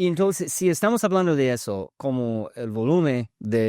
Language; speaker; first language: Spanish; early bilingual, heritage; English